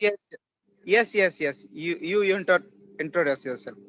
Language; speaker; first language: English; non-native, learner; Odia